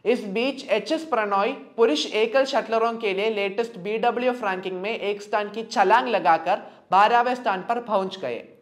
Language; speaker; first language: Hindi; non-native, local second language; Malayalam